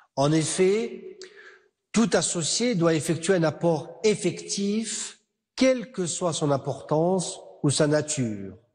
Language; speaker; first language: French; non-native, local second language; Arabic